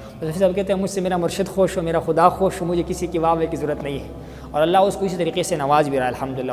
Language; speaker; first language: Urdu; non-native, local second language; Pashto